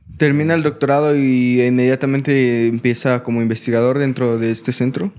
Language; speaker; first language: Spanish; native; Spanish